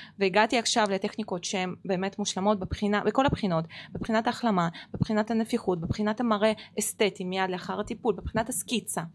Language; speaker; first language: Hebrew; non-native, fluent; Russian